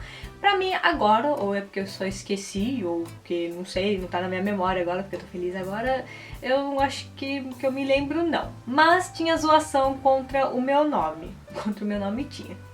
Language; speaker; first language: Portuguese; early bilingual, heritage; Portuguese